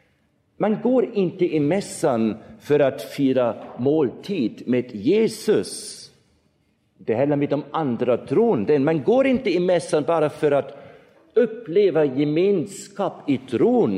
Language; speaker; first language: Swedish; non-native, fluent; German